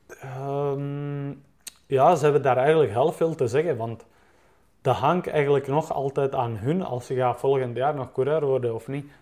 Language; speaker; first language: Dutch; non-native, fluent; Czech